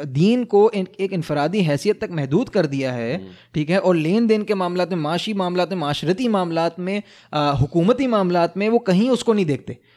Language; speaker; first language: Urdu; native; Urdu